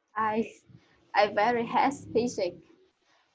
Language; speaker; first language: English; non-native, learner; Vietnamese